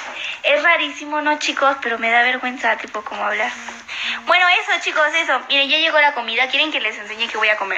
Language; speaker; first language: Spanish; native; Spanish